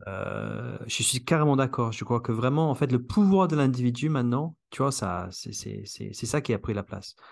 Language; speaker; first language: French; non-native, fluent; English